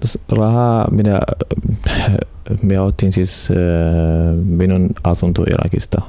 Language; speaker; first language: Finnish; non-native, learner; Arabic